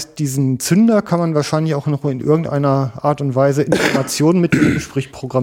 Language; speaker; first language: German; native; German